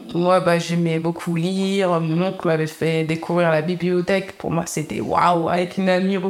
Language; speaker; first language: French; native; French